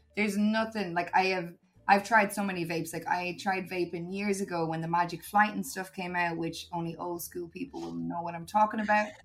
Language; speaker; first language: English; native; English